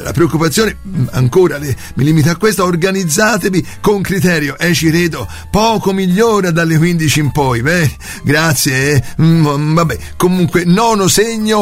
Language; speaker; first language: Italian; native; Italian